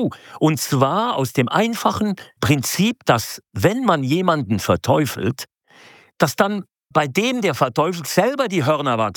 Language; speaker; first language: German; native; German